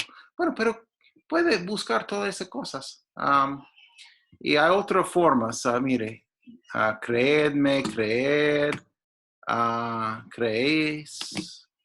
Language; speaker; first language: Spanish; non-native, fluent; English